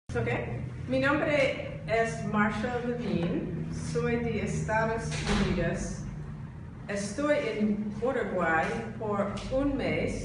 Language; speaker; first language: Spanish; non-native, learner; English